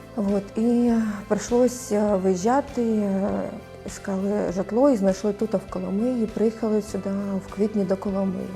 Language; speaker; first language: Ukrainian; non-native, local second language; Russian